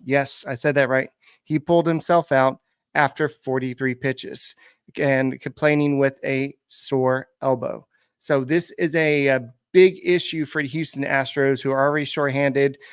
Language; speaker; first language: English; native; English